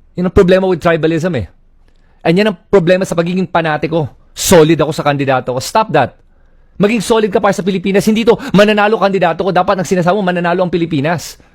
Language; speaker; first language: Filipino; native; Filipino